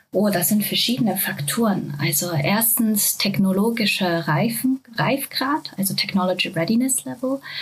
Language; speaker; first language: German; non-native, fluent; Japanese